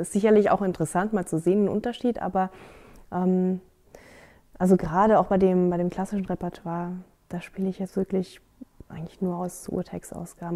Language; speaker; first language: German; native; German